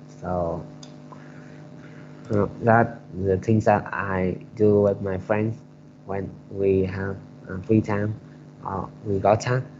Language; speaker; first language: English; non-native, learner; Vietnamese